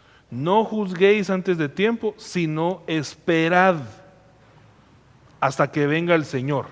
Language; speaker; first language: Spanish; native; Spanish